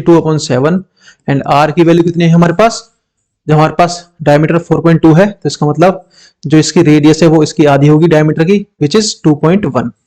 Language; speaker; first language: Hindi; native; Hindi